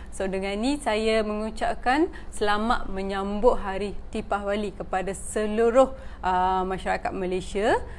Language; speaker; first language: Malay; non-native, local second language; Tamil